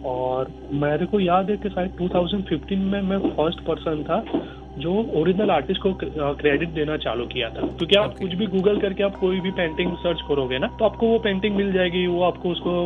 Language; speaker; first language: Hindi; non-native, local second language; Gujarati